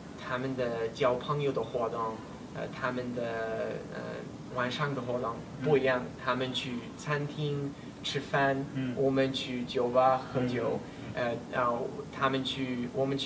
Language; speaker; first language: Chinese; non-native, learner; English